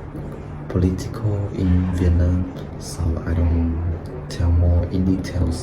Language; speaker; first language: English; non-native, learner; Vietnamese